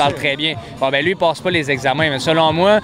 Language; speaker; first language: French; native; French